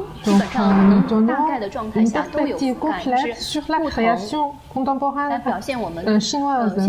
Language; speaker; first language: French; non-native, learner; Chinese